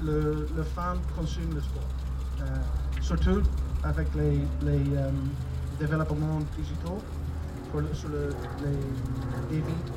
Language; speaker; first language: French; non-native, fluent; English